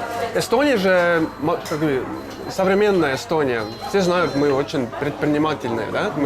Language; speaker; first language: Russian; non-native, local second language; Estonian